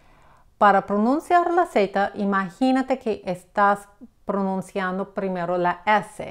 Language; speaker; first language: Spanish; non-native, fluent; English